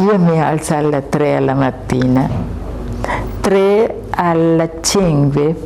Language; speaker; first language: Italian; non-native, learner; Malayalam